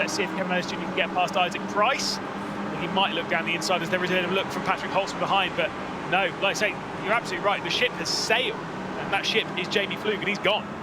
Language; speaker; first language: English; native; English